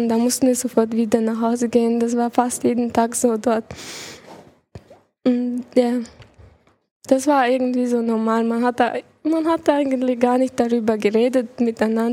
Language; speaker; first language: German; early bilingual, other home language; Chechen